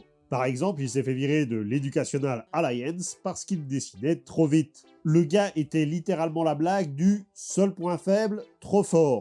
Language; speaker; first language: French; native; French